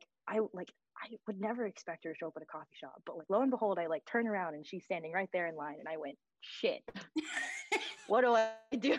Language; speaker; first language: English; native; English